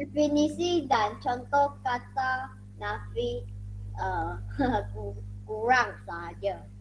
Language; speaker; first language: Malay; non-native, learner; Chinese